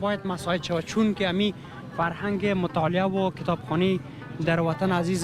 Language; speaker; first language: Persian; native; Persian